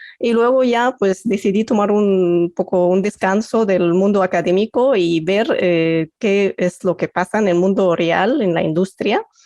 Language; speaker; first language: Spanish; non-native, fluent; Arabic